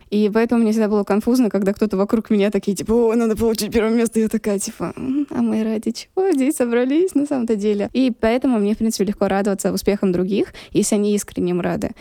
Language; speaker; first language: Russian; non-native, local second language; Lezghian